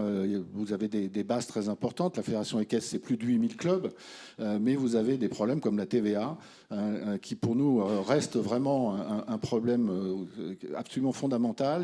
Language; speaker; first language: French; native; French